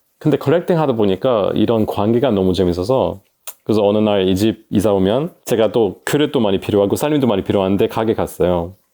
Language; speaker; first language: Korean; non-native, fluent; English